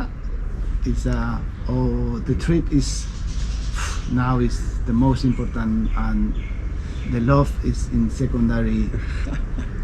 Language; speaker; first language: English; non-native, learner; Spanish